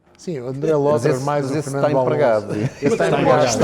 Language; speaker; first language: Portuguese; native; Portuguese